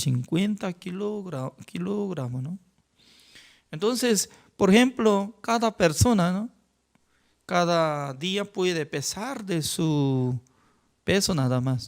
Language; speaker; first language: Spanish; non-native, fluent; Korean